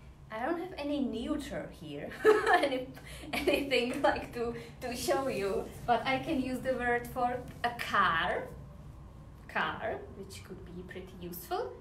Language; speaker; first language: English; non-native, fluent; Czech